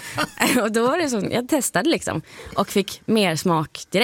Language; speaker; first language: Swedish; native; Swedish